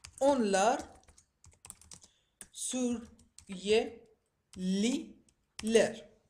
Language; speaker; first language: Turkish; non-native, fluent; Arabic